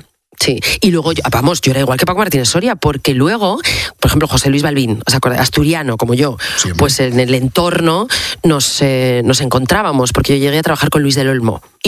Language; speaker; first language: Spanish; native; Spanish